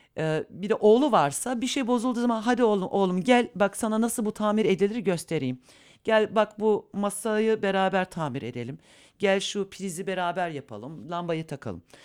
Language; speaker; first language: Turkish; early bilingual, heritage; Turkish